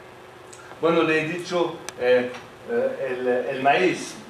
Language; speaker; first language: Spanish; non-native, fluent; French